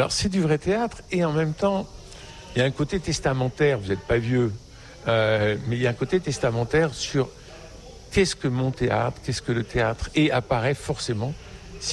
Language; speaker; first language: French; native; French